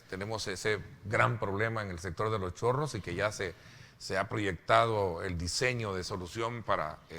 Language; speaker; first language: Spanish; native; Spanish